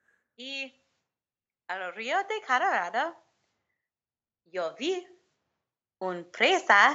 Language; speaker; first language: Spanish; non-native, learner; English